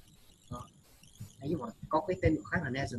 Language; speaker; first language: Vietnamese; native; Vietnamese